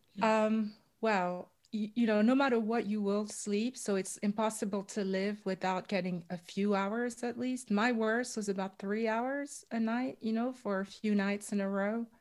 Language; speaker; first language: English; non-native, fluent; French